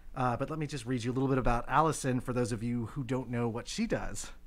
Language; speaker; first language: English; native; English